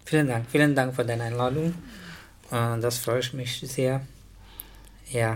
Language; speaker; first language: German; non-native, learner; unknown